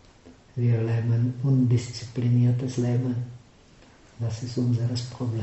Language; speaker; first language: German; non-native, fluent; Czech